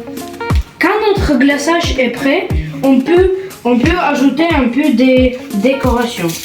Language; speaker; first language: French; non-native, learner; Ukrainian